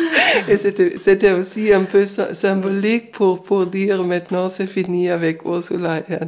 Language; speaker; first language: French; non-native, fluent; German